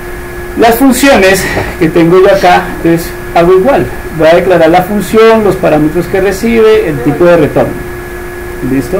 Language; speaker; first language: Spanish; native; Spanish